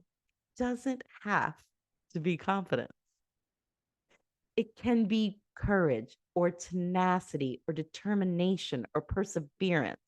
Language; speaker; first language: English; native; English